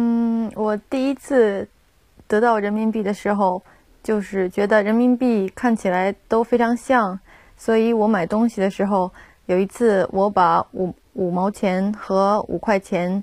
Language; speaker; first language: Chinese; non-native, fluent; Japanese